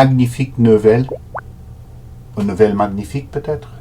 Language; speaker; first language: French; non-native, learner; Portuguese